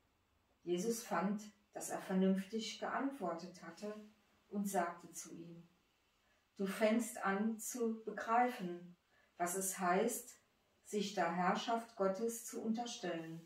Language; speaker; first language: German; native; German